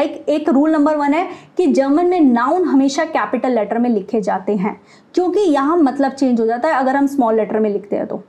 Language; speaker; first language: Hindi; native; Hindi